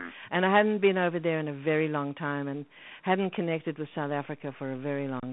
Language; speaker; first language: English; native; English